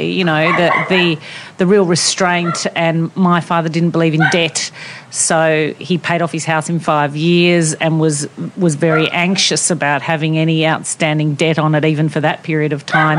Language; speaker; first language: English; non-native, local second language; Italian